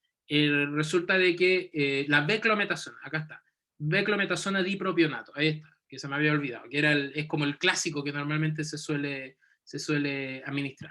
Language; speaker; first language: Spanish; native; Spanish